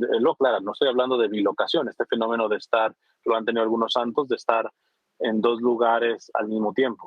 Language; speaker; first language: Spanish; native; Spanish